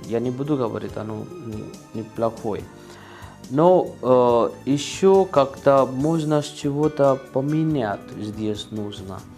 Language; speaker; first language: Russian; non-native, learner; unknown